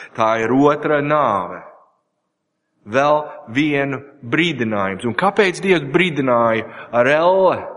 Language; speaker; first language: Latvian; non-native, learner; English